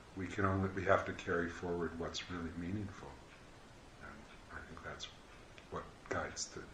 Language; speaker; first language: English; native; English